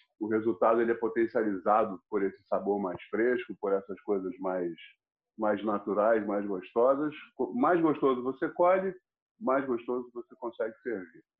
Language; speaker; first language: Portuguese; non-native, fluent; English